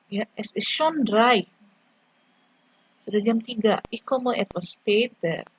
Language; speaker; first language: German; non-native, fluent; Indonesian